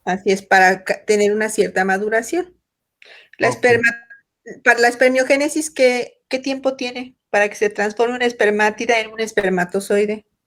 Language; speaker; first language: Spanish; native; Spanish